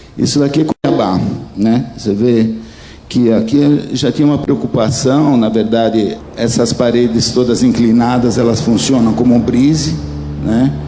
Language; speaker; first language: Portuguese; early bilingual, other home language; Italian